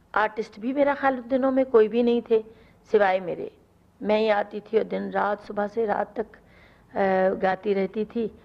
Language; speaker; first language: Urdu; non-native, local second language; Punjabi